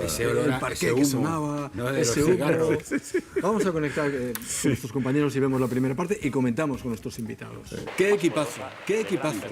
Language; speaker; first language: Spanish; native; Spanish